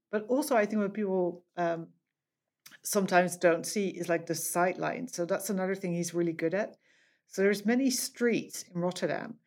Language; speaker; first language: English; non-native, fluent; Dutch